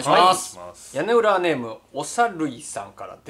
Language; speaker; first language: Japanese; native; Japanese